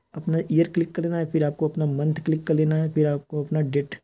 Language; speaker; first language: Hindi; native; Hindi